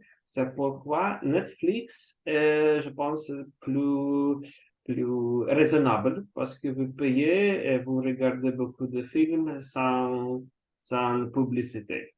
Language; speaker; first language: French; non-native, learner; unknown